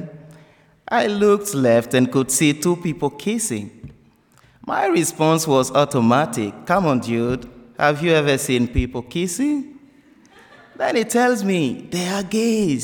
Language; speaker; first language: English; non-native, fluent; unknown